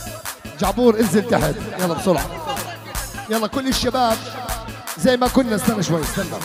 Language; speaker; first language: Arabic; native; Arabic